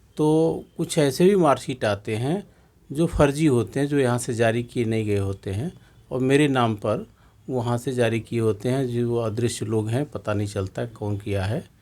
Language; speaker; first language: Hindi; native; Hindi